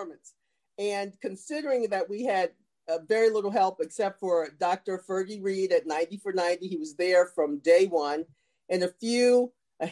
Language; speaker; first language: English; native; English